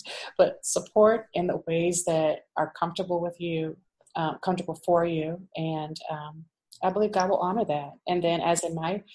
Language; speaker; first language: English; native; English